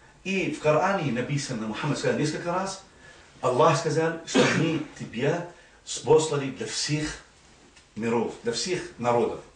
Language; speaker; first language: Russian; non-native, fluent; Arabic